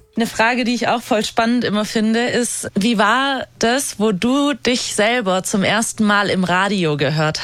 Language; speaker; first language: German; native; German